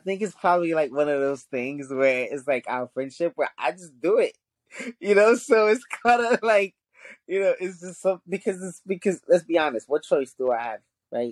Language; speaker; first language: English; early bilingual, other home language; Haitian Creole